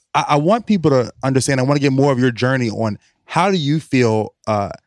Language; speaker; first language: English; native; English